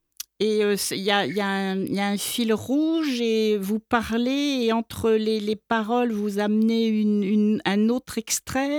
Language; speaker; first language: French; native; French